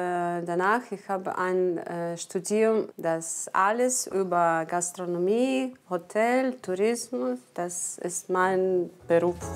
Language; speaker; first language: German; non-native, learner; Ukrainian